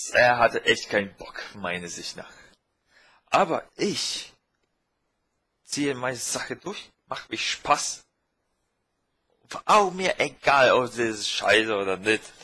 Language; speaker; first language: German; non-native, fluent; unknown